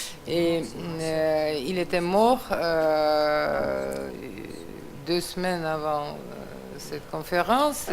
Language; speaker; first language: French; non-native, fluent; Russian